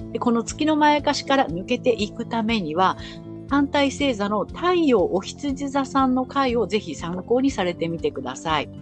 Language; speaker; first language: Japanese; native; Japanese